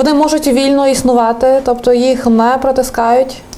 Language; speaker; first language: Ukrainian; native; Ukrainian